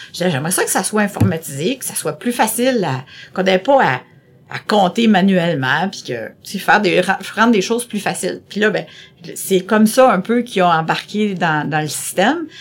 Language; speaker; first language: French; native; French